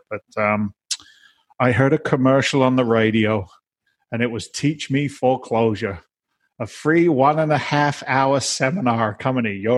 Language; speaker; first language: English; native; English